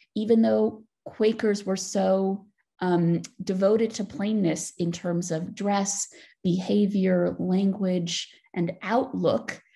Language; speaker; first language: English; native; English